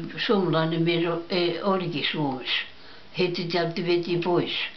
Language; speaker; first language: Finnish; early bilingual, heritage; Finnish